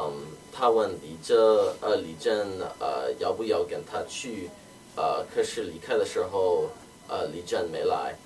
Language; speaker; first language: Chinese; non-native, learner; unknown